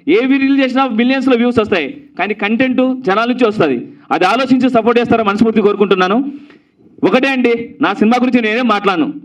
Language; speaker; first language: Telugu; native; Telugu